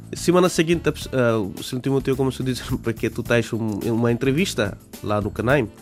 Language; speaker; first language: Portuguese; non-native, learner; Bangla